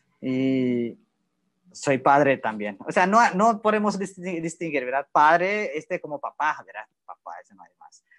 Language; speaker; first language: Spanish; non-native, learner; Indonesian